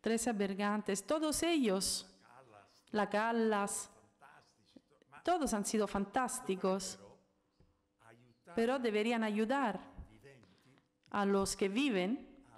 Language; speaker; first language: Spanish; non-native, fluent; Italian